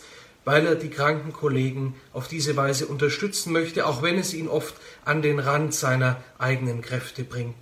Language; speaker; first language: German; native; German